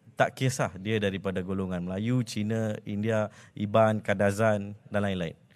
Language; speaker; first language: Malay; non-native, local second language; Tamil